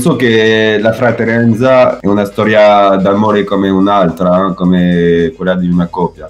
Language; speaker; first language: Italian; non-native, fluent; French